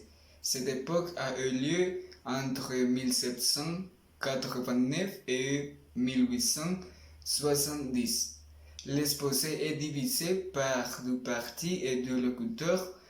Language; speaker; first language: French; non-native, learner; Spanish